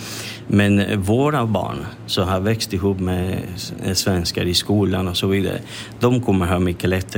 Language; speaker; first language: Swedish; non-native, fluent; Spanish